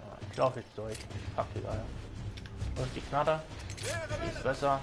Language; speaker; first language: German; native; German